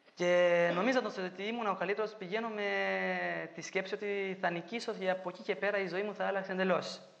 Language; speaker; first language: Greek; non-native, fluent; Albanian